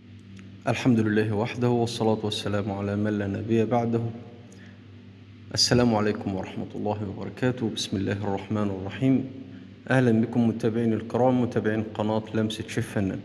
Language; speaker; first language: Arabic; native; Arabic